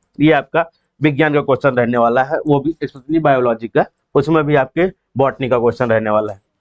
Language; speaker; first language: Hindi; native; Hindi